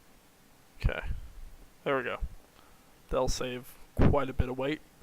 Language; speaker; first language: English; native; English